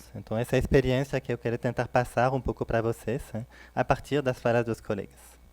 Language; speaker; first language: Portuguese; non-native, fluent; French